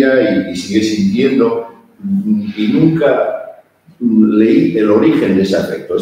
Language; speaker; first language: Spanish; early bilingual, heritage; Spanish